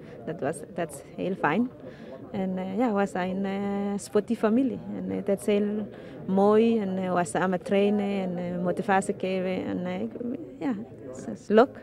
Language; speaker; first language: Dutch; non-native, learner; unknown